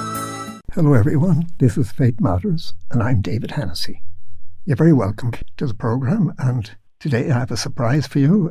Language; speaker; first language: English; native; English